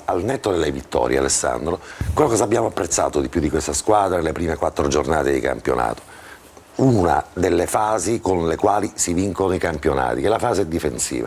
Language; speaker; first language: Italian; native; Italian